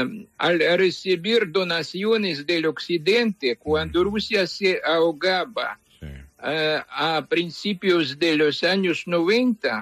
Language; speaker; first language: Spanish; non-native, fluent; Ukrainian